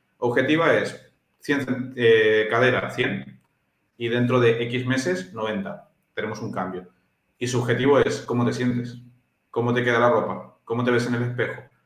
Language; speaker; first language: Spanish; native; Spanish